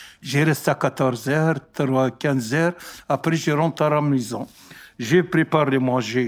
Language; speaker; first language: French; non-native, learner; Arabic